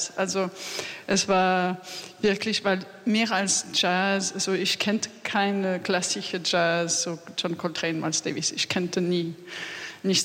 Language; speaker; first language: German; non-native, learner; French